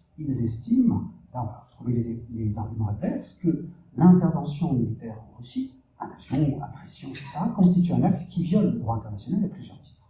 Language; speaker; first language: French; native; French